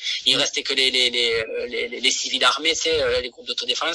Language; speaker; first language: French; native; French